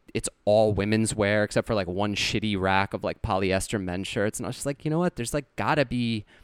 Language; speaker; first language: English; native; English